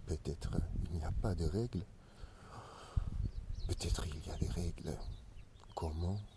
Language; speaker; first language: French; non-native, learner; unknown